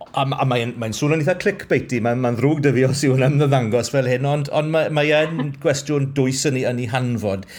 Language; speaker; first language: Welsh; native; Welsh